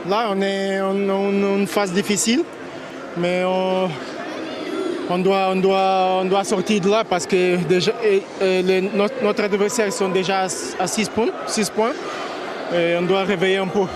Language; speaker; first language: French; non-native, fluent; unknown